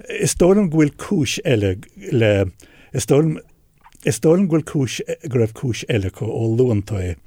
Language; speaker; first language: Irish; native; Irish